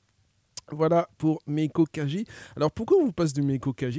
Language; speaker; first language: French; native; French